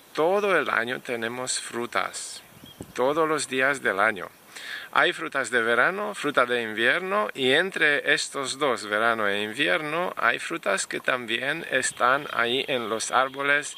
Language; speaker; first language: Spanish; non-native, fluent; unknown